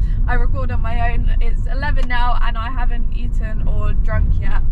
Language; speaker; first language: English; native; English